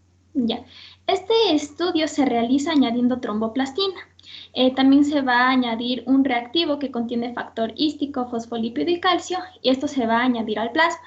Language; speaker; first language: Spanish; native; Spanish